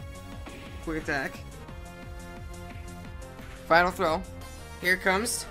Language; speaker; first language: English; native; English